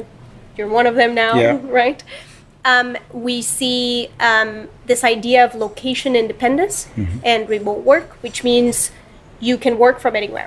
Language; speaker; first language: English; non-native, fluent; Romanian